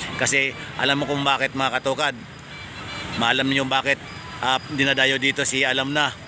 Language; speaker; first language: Filipino; native; Filipino